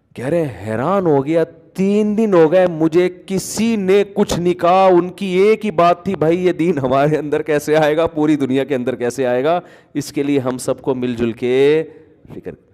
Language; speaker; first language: Urdu; native; Urdu